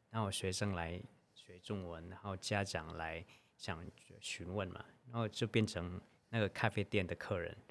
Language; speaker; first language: Chinese; non-native, fluent; Vietnamese